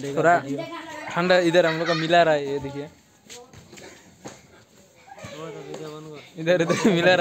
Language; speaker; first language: Hindi; non-native, local second language; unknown